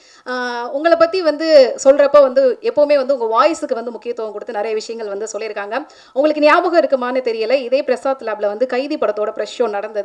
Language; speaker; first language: Tamil; native; Tamil